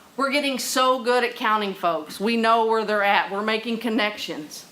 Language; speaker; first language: English; native; English